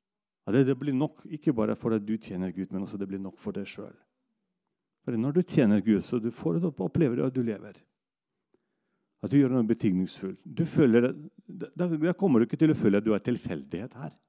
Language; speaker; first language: Norwegian; non-native, fluent; Russian